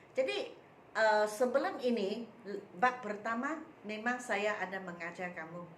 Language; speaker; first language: Malay; non-native, local second language; Min Nan Chinese